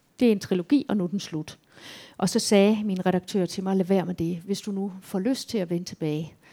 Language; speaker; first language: Danish; native; Danish